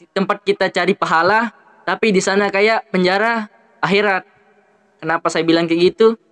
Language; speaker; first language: Indonesian; non-native, local second language; Sasak